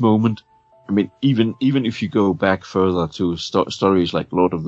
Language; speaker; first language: English; non-native, fluent; Danish